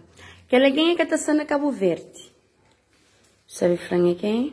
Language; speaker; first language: Portuguese; non-native, local second language; Kabuverdianu